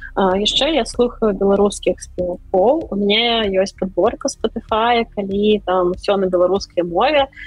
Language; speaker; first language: Belarusian; non-native, local second language; Russian